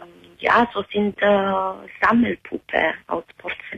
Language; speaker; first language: German; non-native, learner; Italian